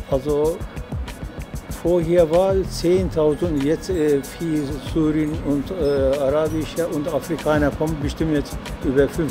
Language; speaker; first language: German; non-native, learner; Turkish